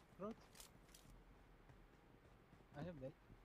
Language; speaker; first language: English; non-native, learner; Korean